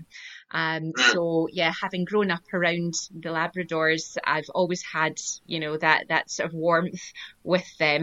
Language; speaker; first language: English; native; English